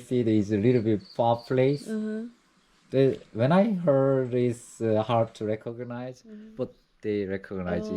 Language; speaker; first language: English; non-native, learner; Korean